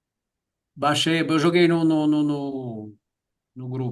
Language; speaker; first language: Portuguese; native; Portuguese